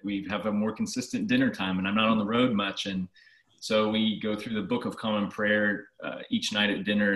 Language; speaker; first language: English; native; English